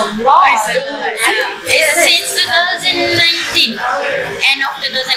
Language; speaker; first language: English; non-native, local second language; Malay